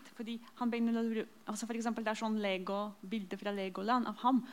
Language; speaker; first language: Norwegian; non-native, fluent; Polish